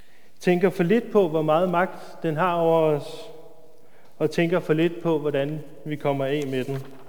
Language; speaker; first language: Danish; native; Danish